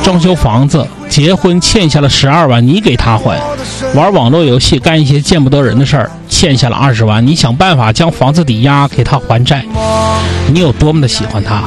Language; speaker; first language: Chinese; native; Chinese